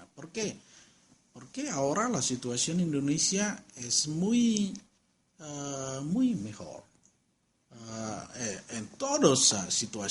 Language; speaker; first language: Spanish; non-native, learner; Indonesian